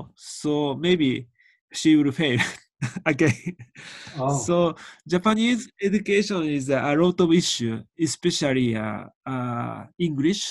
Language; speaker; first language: English; non-native, learner; Japanese